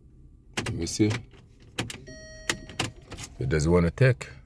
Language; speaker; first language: English; non-native, fluent; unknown